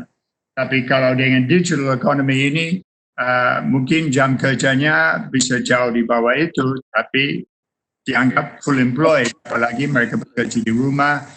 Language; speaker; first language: Indonesian; non-native, fluent; English